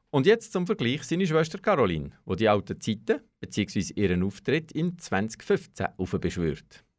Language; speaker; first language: German; native; German